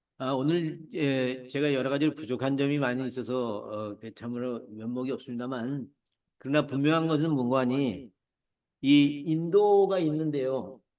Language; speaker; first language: Korean; native; Korean